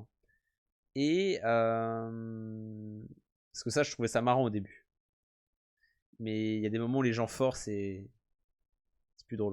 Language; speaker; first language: French; native; French